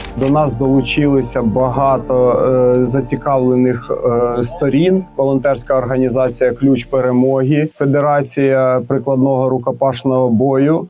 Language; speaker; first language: Ukrainian; native; Ukrainian